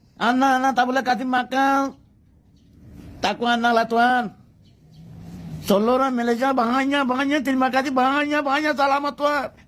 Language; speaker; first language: Malay; non-native, learner; Bangla